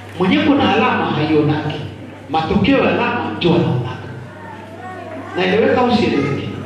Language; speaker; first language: Swahili; native; Swahili